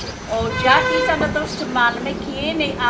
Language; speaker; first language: Greek; non-native, fluent; English